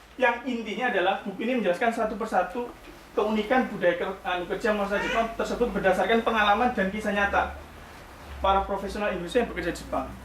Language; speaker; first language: Indonesian; native; Indonesian